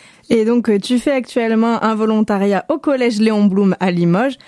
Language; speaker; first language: French; native; French